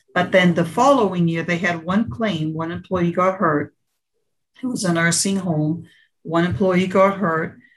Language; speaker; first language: English; early bilingual, other home language; Portuguese